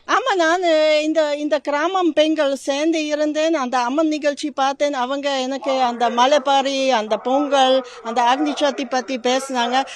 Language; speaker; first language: Tamil; non-native, learner; German